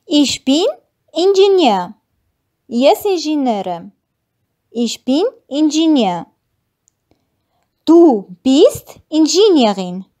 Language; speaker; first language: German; non-native, fluent; Armenian